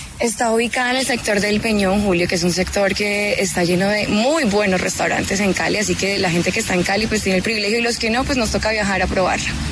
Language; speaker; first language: Spanish; native; Spanish